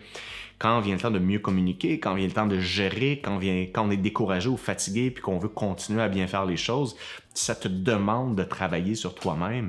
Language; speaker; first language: French; native; French